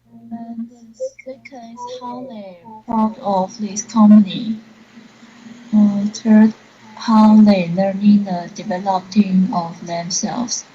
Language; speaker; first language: English; non-native, learner; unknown